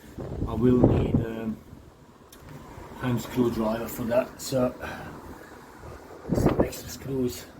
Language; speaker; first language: English; non-native, fluent; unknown